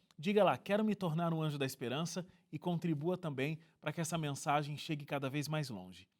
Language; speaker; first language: Portuguese; native; Portuguese